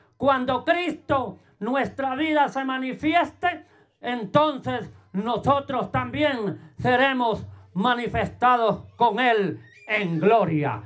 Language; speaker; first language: Spanish; native; Spanish